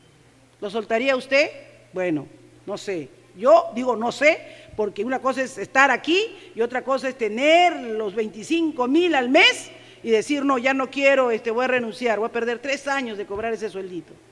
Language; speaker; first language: Spanish; native; Spanish